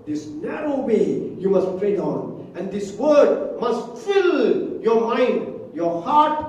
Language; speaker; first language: English; non-native, local second language; Tamil